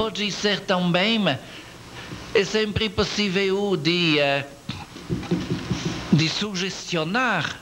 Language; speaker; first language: Portuguese; non-native, learner; French